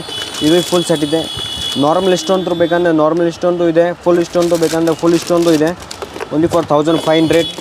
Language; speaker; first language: Kannada; non-native, local second language; Hindi